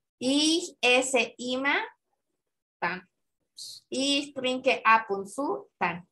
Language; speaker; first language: German; non-native, fluent; Spanish